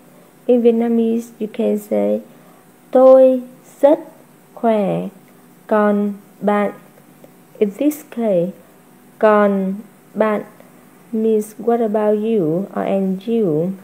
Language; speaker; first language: English; non-native, fluent; Vietnamese